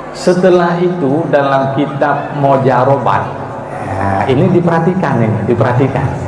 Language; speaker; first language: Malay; non-native, local second language; Achinese